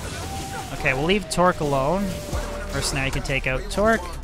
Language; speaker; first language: English; native; English